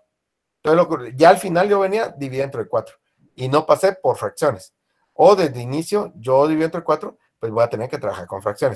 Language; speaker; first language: Spanish; native; Spanish